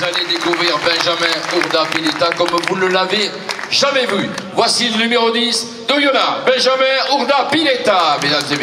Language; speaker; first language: French; native; French